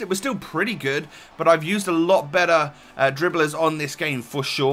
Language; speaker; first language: English; native; English